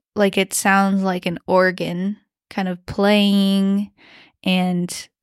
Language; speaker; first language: English; early bilingual, other home language; Chinese